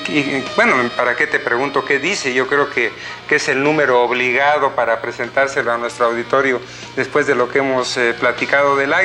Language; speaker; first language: Spanish; native; Spanish